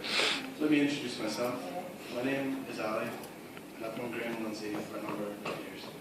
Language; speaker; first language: English; native; English